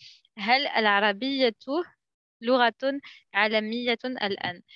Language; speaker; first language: Arabic; non-native, learner; Spanish